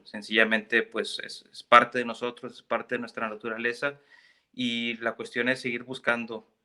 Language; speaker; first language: Spanish; native; Spanish